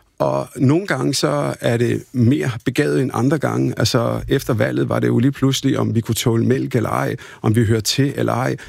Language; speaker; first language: Danish; early bilingual, other home language; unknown